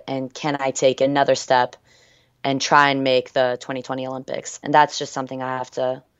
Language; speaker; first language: English; early bilingual, other home language; French